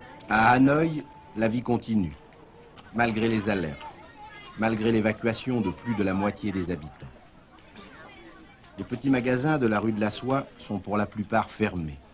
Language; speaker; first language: French; native; French